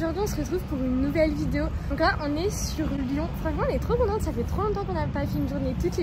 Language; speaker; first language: French; native; French